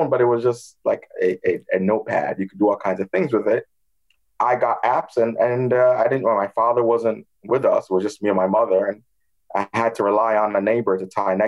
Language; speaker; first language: English; native; English